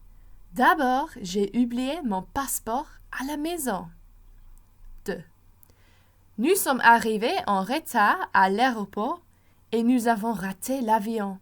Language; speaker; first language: French; non-native, fluent; English